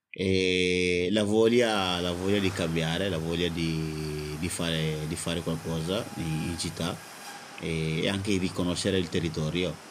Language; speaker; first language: Italian; non-native, fluent; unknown